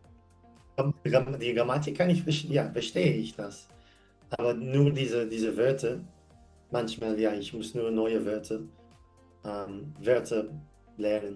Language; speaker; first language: German; non-native, learner; English